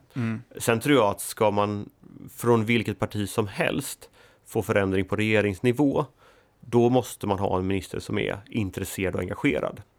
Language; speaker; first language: Swedish; native; Swedish